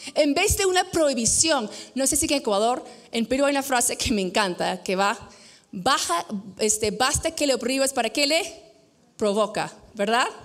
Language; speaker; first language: Spanish; non-native, fluent; English